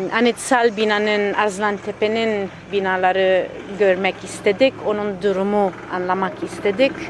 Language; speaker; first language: Turkish; non-native, fluent; Italian